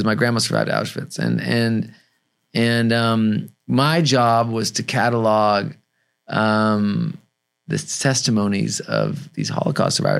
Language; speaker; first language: English; native; English